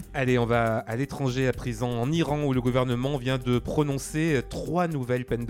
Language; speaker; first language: French; native; French